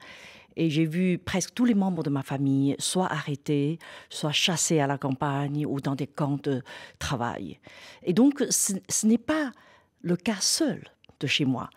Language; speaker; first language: French; non-native, fluent; Chinese